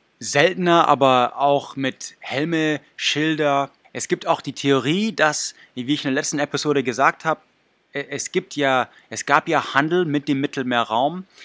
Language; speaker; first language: German; non-native, fluent; English